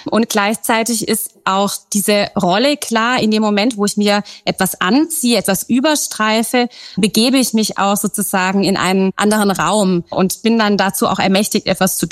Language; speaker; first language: German; native; German